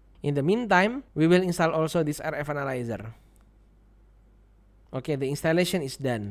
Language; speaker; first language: English; non-native, learner; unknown